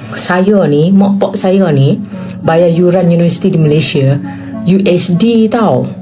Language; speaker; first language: Malay; non-native, fluent; Thai